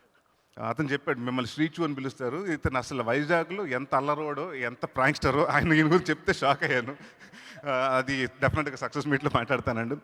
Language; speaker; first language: Telugu; native; Telugu